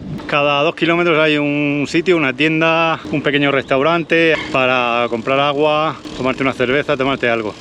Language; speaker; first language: Spanish; native; Spanish